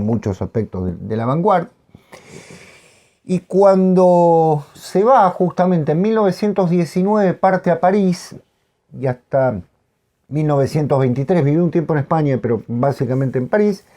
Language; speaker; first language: Spanish; native; Spanish